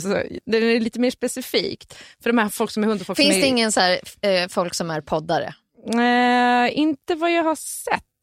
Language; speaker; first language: Swedish; native; Swedish